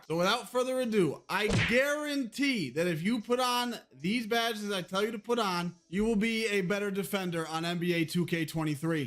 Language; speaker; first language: English; native; English